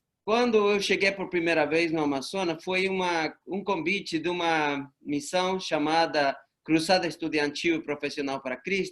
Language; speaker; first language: Portuguese; non-native, fluent; Spanish